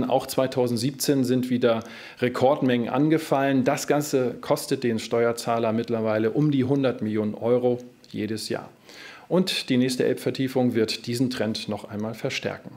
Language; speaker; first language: German; native; German